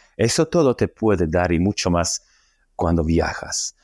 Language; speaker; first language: Spanish; non-native, learner; Slovak